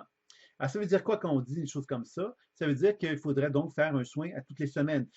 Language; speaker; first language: French; native; French